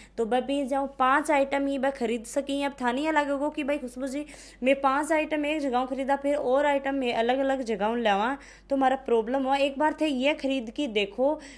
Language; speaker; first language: Hindi; native; Hindi